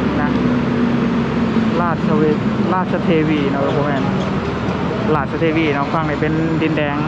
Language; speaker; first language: Thai; non-native, local second language; Northeastern Thai